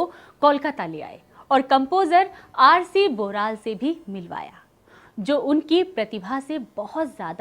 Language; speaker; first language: Hindi; native; Hindi